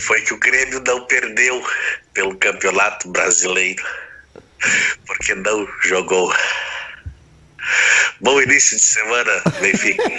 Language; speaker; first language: Portuguese; native; Portuguese